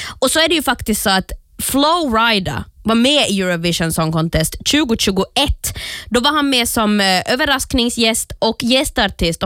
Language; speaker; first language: Swedish; native; Swedish